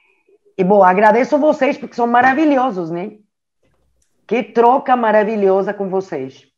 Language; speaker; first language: Portuguese; non-native, learner; French